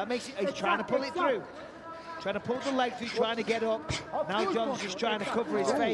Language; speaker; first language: English; native; English